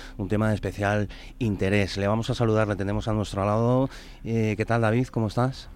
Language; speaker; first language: Spanish; native; Spanish